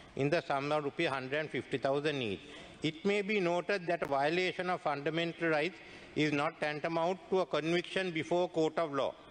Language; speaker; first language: English; non-native, local second language; Sinhala